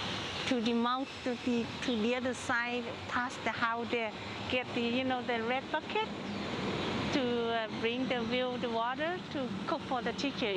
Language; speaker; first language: English; non-native, learner; Cantonese